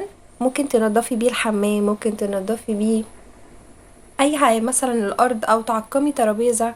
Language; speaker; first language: Arabic; native; Arabic